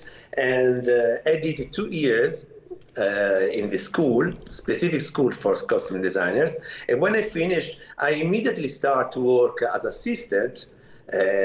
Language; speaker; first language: English; non-native, fluent; Italian